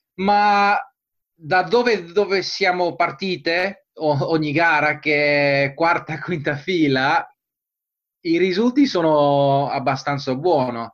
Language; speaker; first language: Italian; non-native, fluent; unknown